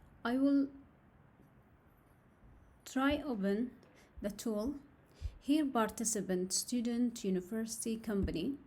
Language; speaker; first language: English; non-native, learner; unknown